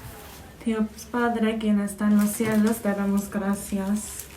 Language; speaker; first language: Spanish; non-native, fluent; Korean